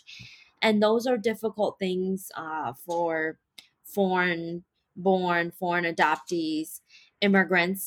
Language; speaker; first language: English; native; English